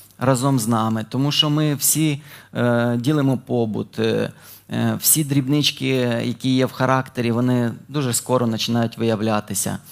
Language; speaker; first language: Ukrainian; native; Ukrainian